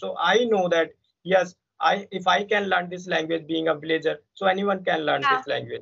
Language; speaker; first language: English; non-native, fluent; Hindi